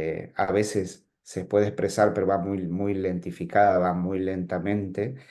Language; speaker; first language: Spanish; native; Spanish